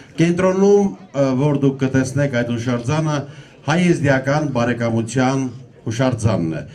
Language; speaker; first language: Armenian; native; Armenian